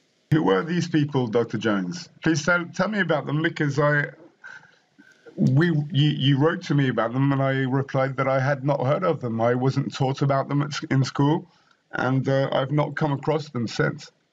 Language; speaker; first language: English; non-native, fluent; French